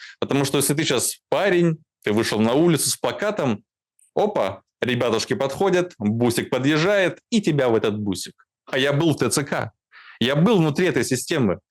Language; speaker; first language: Russian; native; Russian